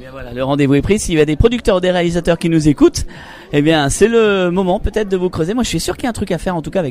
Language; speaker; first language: French; native; French